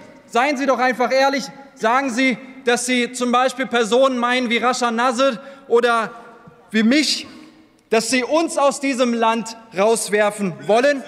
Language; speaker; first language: German; early bilingual, other home language; Turkish